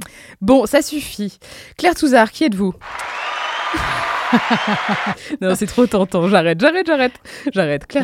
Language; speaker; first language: French; native; French